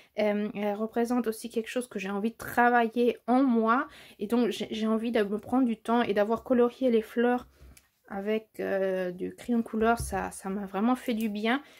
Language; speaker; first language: French; native; French